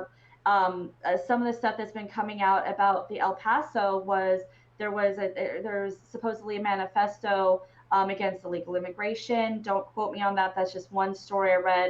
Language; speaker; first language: English; native; English